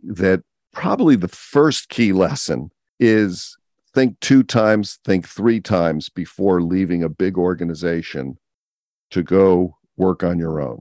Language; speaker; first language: English; native; English